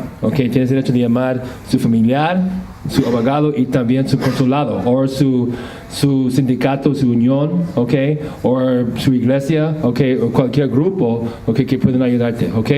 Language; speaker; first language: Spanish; non-native, fluent; English